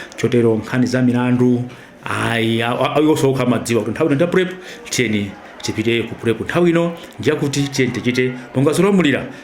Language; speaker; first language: Nyanja; native; Nyanja